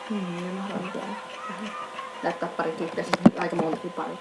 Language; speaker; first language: Finnish; native; Finnish